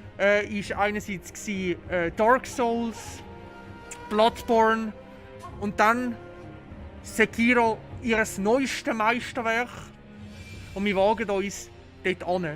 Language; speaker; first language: German; native; German